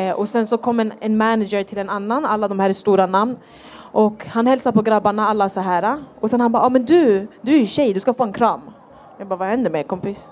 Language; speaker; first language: Swedish; early bilingual, other home language; Thai